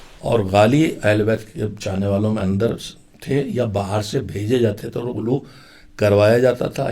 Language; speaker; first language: Urdu; native; Urdu